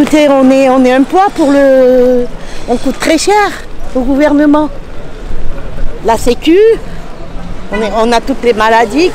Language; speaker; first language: French; native; French